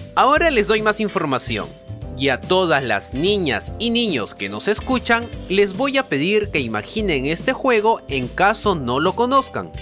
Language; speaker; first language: Spanish; native; Spanish